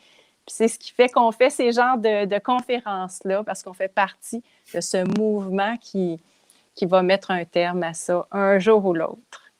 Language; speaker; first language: French; native; French